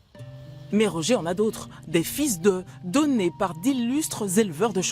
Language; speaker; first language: French; native; French